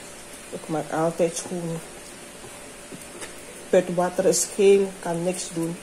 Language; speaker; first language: Dutch; non-native, local second language; Javanese